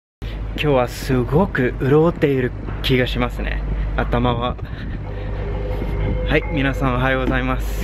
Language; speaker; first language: Japanese; non-native, fluent; English